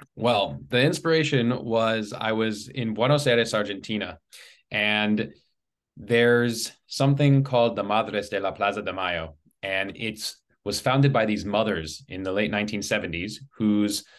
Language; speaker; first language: English; native; English